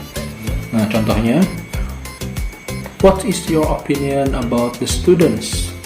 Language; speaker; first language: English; non-native, fluent; Indonesian